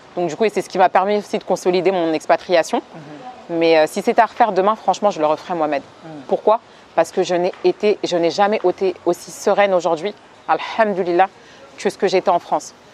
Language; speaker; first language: French; native; French